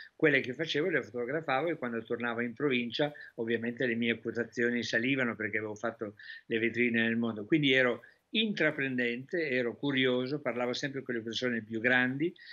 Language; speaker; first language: Italian; native; Italian